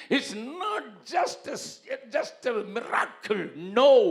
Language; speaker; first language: English; non-native, local second language; Tamil